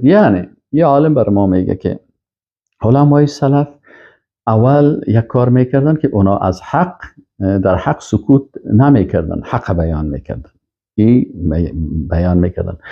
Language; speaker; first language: Persian; native; Persian